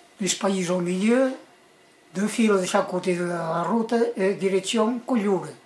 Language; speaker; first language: French; early bilingual, other home language; Catalan